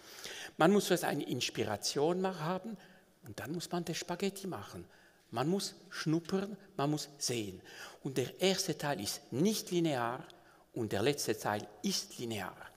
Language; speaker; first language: German; non-native, local second language; French